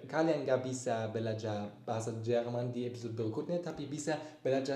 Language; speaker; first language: Indonesian; non-native, learner; German